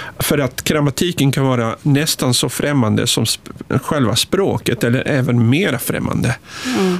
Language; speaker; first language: Swedish; non-native, fluent; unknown